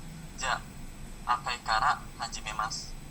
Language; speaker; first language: Japanese; non-native, learner; Indonesian